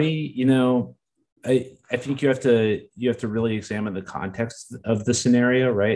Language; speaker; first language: English; native; English